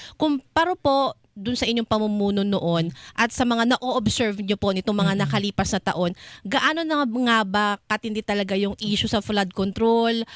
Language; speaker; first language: Filipino; native; Filipino